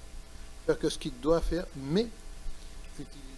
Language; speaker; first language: French; non-native, learner; Spanish